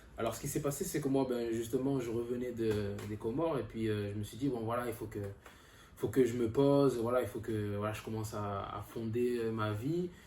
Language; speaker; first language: French; early bilingual, other home language; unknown